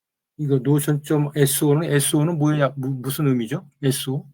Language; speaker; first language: Korean; native; Korean